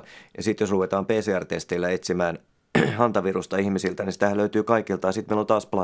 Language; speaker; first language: Finnish; native; Finnish